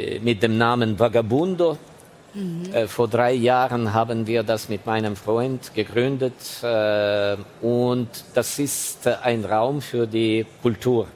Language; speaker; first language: German; non-native, fluent; Ukrainian